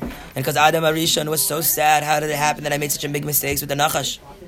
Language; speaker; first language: English; native; English